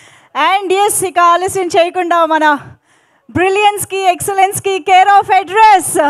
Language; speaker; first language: Telugu; native; Telugu